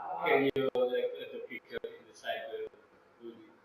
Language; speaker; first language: English; non-native, learner; Indonesian